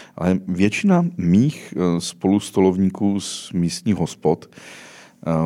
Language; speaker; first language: Czech; native; Czech